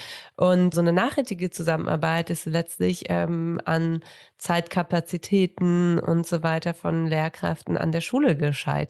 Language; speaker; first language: German; native; German